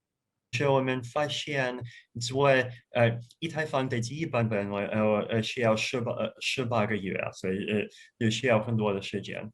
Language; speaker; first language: Chinese; non-native, fluent; Russian